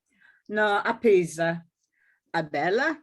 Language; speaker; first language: Italian; non-native, learner; English